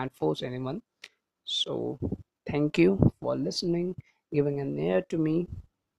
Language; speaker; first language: English; non-native, local second language; Hindi